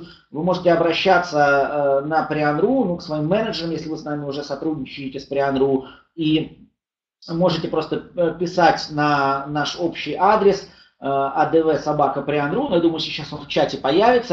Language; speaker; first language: Russian; native; Russian